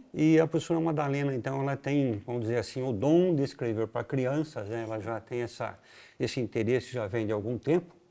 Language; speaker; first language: Portuguese; native; Portuguese